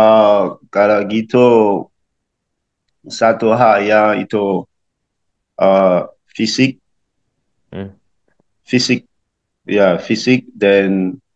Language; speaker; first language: Indonesian; non-native, learner; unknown